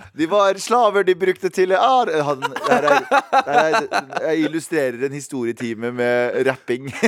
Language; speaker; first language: Norwegian; early bilingual, other home language; Kurdish